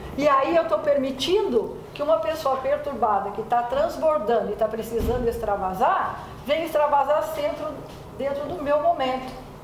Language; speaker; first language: Portuguese; native; Portuguese